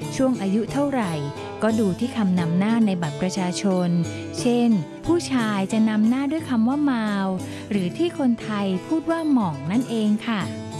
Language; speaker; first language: Thai; native; Thai